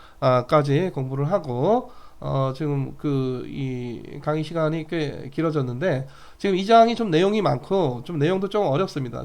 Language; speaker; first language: Korean; native; Korean